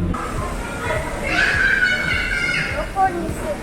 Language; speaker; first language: Japanese; early bilingual, heritage; Japanese